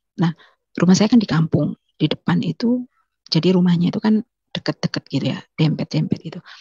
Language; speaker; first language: Indonesian; native; Indonesian